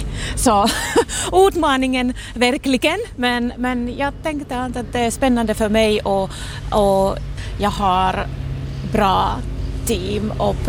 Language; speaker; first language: Swedish; non-native, local second language; Finnish